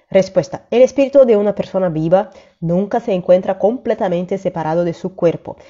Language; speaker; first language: Spanish; non-native, fluent; Portuguese